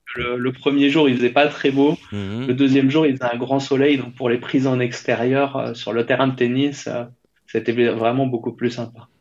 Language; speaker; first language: French; native; French